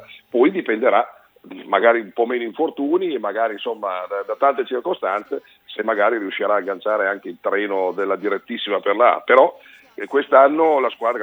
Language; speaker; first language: Italian; native; Italian